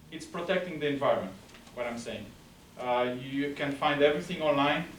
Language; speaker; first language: English; non-native, fluent; Romanian